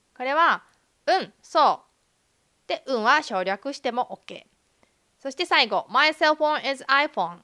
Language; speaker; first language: Japanese; native; Japanese